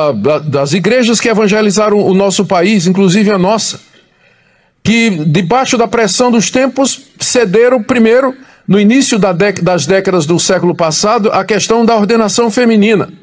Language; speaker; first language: Portuguese; native; Portuguese